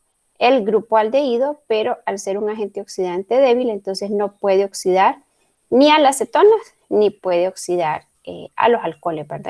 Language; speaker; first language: Spanish; native; Spanish